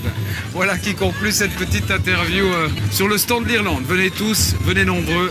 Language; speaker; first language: French; native; French